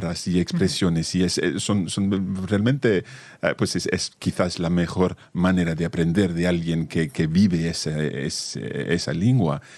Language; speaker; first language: Spanish; non-native, fluent; English